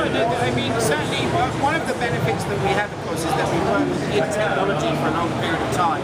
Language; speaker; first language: English; native; English